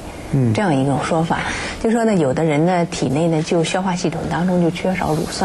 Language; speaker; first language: Chinese; native; Chinese